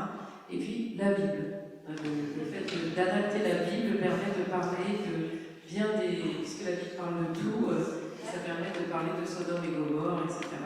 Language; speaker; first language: French; native; French